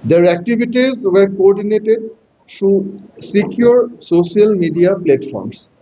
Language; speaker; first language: English; non-native, local second language; Assamese